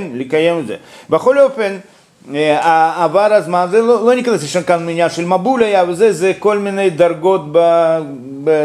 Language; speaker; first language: Hebrew; non-native, fluent; Russian